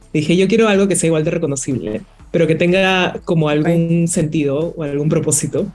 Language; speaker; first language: Spanish; native; Spanish